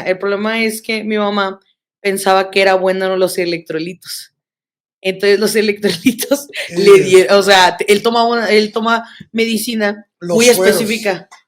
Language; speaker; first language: Spanish; native; Spanish